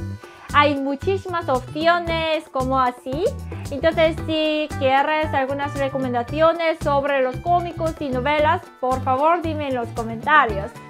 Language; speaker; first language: Spanish; non-native, fluent; Korean